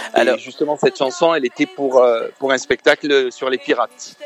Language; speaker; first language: French; native; French